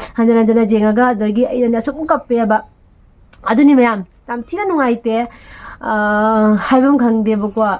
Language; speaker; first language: Manipuri; native; Manipuri